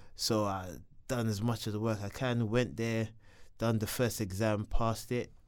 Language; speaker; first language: English; native; English